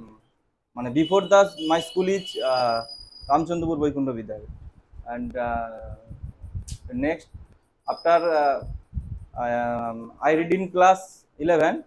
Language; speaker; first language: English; non-native, learner; Bangla